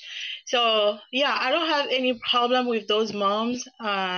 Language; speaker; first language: English; non-native, fluent; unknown